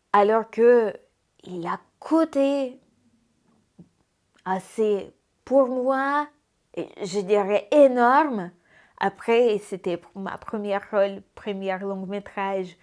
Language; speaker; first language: French; non-native, fluent; Russian